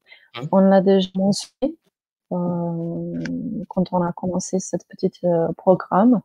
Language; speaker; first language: French; non-native, fluent; Slovenian